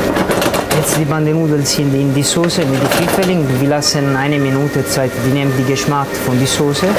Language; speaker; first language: German; non-native, learner; Italian